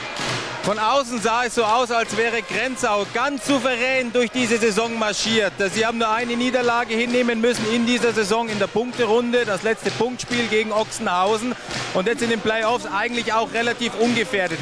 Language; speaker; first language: German; native; German